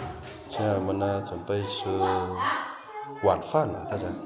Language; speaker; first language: Chinese; non-native, learner; Vietnamese